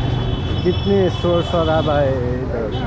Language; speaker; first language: Hindi; non-native, learner; Nepali